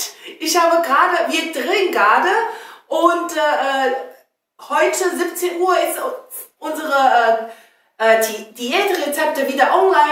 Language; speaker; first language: German; non-native, learner; Chinese